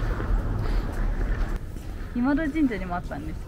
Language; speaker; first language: Japanese; native; Japanese